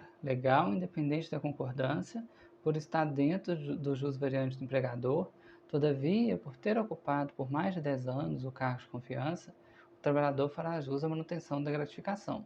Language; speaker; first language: Portuguese; native; Portuguese